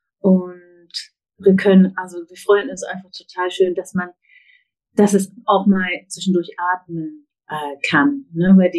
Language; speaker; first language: German; non-native, fluent; English